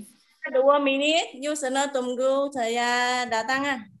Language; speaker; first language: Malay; non-native, learner; Vietnamese